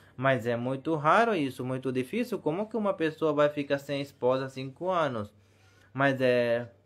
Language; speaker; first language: Portuguese; non-native, learner; Hindi